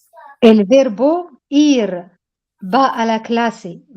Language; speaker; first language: Spanish; non-native, learner; Arabic